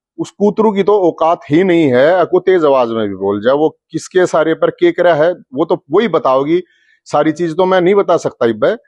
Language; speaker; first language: Hindi; native; Hindi